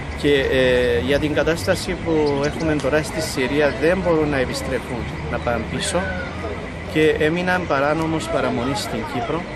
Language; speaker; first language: Greek; non-native, fluent; Kurdish